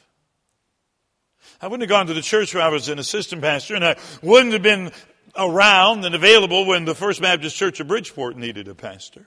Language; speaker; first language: English; native; English